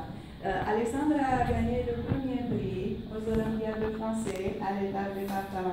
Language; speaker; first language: French; non-native, fluent; Romanian